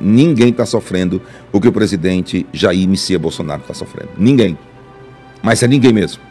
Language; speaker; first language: Portuguese; native; Portuguese